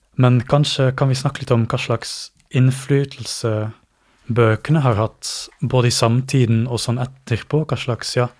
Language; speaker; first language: Norwegian; native; Norwegian